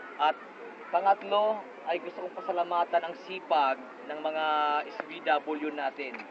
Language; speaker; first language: Filipino; native; Filipino